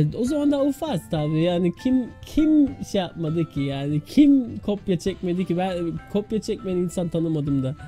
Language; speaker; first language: Turkish; early bilingual, heritage; Turkish